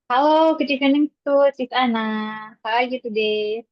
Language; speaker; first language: English; non-native, learner; Indonesian